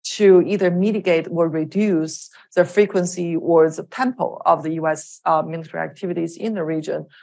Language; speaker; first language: English; non-native, fluent; Chinese